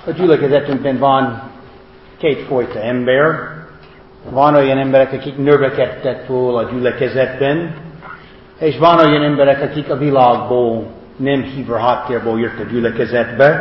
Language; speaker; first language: Hungarian; non-native, fluent; English